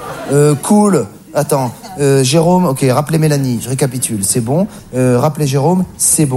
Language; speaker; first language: French; native; French